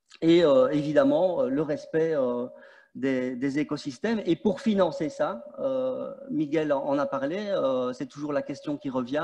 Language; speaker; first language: French; native; French